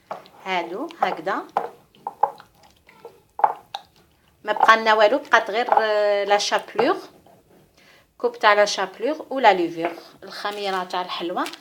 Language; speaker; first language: Arabic; native; Arabic